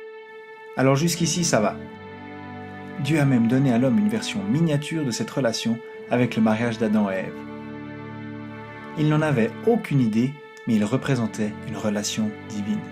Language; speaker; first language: French; native; French